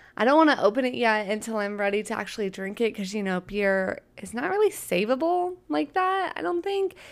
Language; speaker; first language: English; native; English